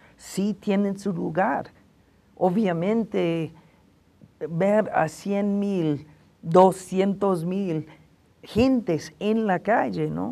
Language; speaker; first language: Spanish; non-native, fluent; English